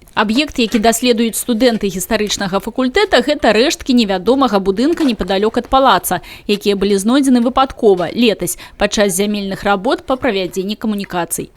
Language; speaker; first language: Belarusian; native; Belarusian